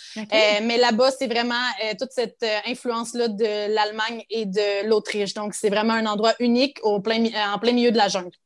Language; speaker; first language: French; native; French